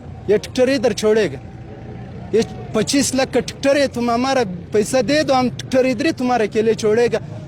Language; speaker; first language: Hindi; non-native, local second language; Pashto